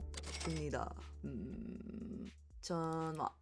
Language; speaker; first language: Korean; non-native, learner; English